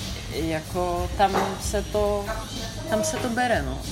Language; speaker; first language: Czech; early bilingual, heritage; Czech